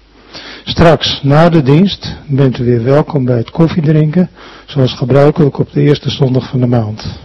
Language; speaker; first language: Dutch; native; Dutch